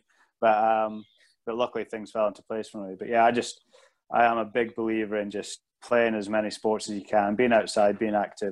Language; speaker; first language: English; native; English